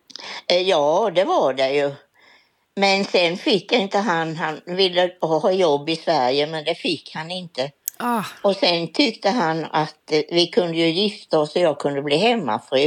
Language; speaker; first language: Swedish; native; Swedish